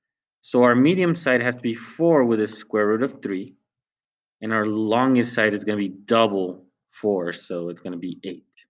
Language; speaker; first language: English; native; English